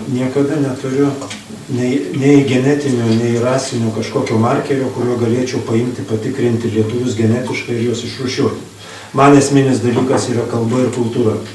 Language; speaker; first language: Lithuanian; native; Lithuanian